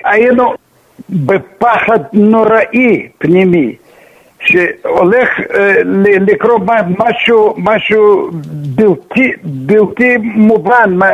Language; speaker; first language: Hebrew; non-native, fluent; Russian